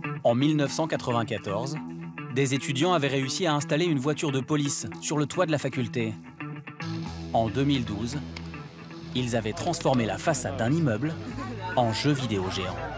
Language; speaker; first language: French; native; French